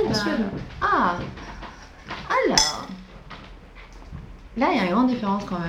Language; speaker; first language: French; non-native, fluent; Swedish